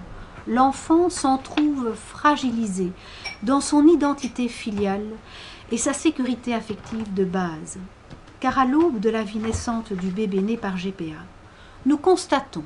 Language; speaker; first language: French; native; French